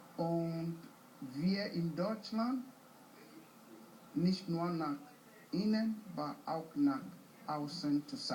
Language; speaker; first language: German; non-native, fluent; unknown